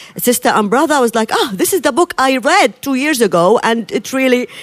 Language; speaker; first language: English; non-native, fluent; Arabic